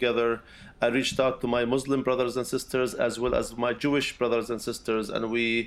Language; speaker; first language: English; non-native, fluent; Arabic